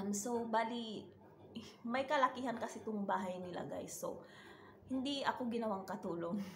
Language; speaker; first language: Filipino; native; Filipino